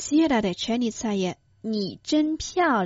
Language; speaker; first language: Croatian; non-native, fluent; Chinese